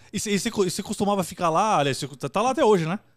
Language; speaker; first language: Portuguese; native; Portuguese